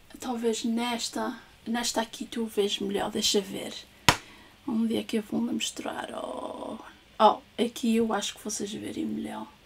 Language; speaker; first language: Portuguese; early bilingual, heritage; English